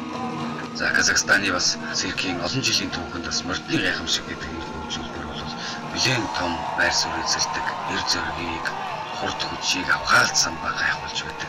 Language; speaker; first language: Mongolian; native; Mongolian